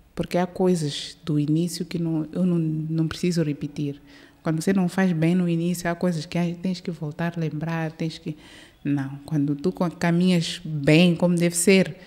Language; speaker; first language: Portuguese; early bilingual, heritage; Portuguese